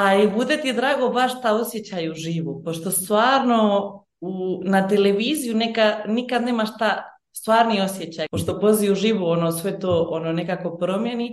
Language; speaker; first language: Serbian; early bilingual, heritage; Bosnian